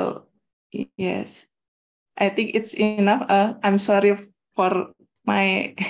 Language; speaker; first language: English; non-native, learner; Indonesian